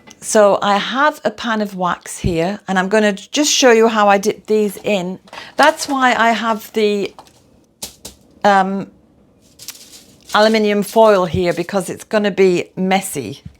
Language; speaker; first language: English; native; English